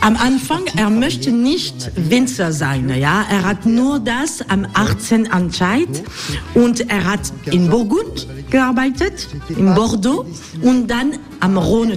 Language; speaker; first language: German; non-native, learner; French